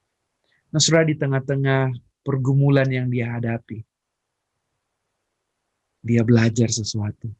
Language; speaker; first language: Indonesian; native; Indonesian